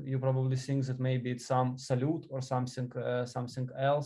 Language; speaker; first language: English; non-native, learner; Ukrainian